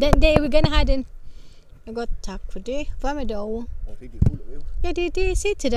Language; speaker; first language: Danish; non-native, learner; Filipino